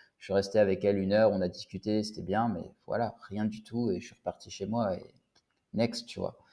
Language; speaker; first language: French; native; French